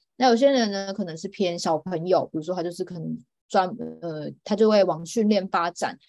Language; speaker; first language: Chinese; native; Chinese